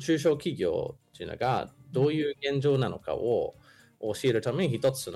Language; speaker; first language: Japanese; non-native, fluent; English